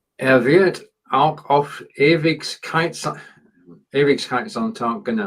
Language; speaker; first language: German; non-native, learner; English